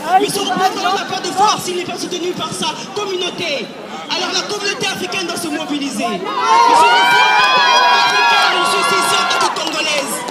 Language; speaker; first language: French; non-native, local second language; Lingala